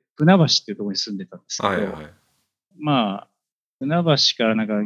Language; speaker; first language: Japanese; native; Japanese